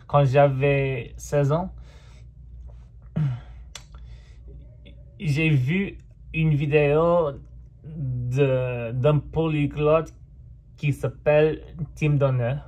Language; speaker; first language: French; non-native, fluent; English